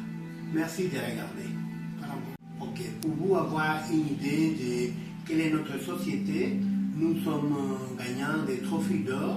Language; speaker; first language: French; non-native, learner; Spanish